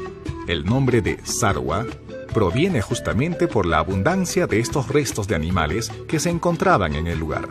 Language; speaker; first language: Spanish; native; Spanish